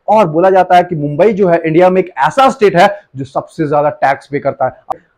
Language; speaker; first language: Hindi; native; Hindi